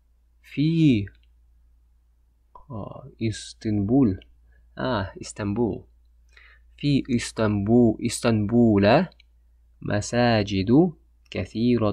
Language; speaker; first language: Arabic; non-native, fluent; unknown